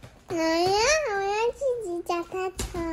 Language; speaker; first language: Chinese; native; Chinese